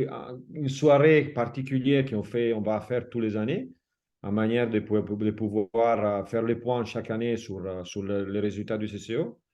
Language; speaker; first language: French; non-native, fluent; Italian